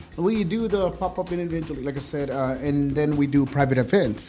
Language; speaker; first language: English; early bilingual, other home language; Spanish